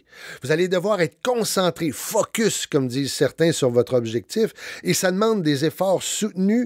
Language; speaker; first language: French; native; French